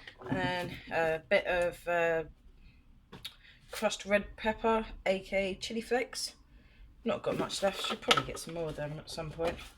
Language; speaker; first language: English; native; English